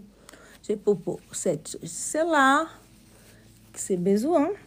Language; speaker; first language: French; non-native, learner; Portuguese